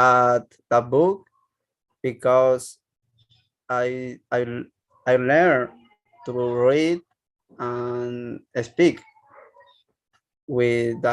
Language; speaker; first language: English; non-native, learner; Spanish